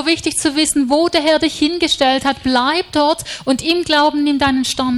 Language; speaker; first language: German; native; German